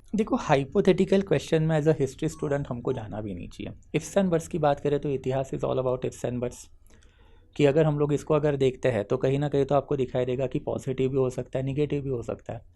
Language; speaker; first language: Hindi; non-native, local second language; Marathi